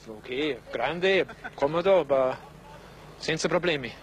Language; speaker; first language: Italian; non-native, learner; Finnish